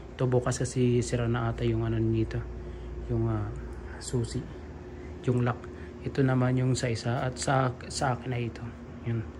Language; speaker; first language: Filipino; non-native, local second language; Waray